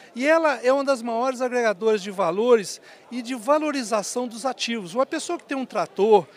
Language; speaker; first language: Portuguese; native; Portuguese